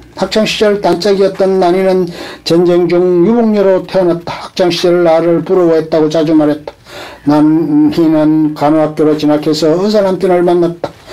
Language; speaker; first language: Korean; native; Korean